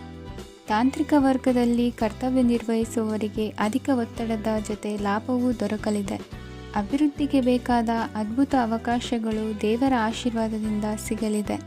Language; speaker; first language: Kannada; native; Kannada